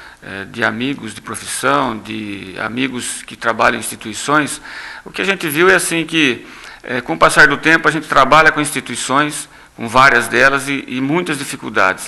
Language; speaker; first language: Portuguese; native; Portuguese